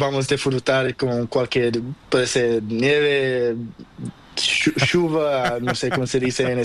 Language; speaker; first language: Spanish; non-native, learner; Portuguese